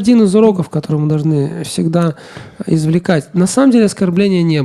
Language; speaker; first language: Russian; native; Russian